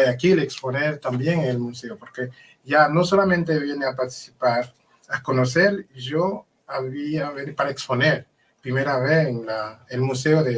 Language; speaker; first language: Spanish; non-native, learner; Haitian Creole